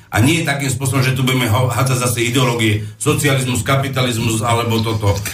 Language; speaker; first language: Slovak; non-native, fluent; Arabic